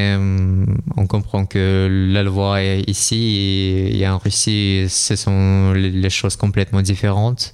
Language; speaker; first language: French; non-native, learner; Russian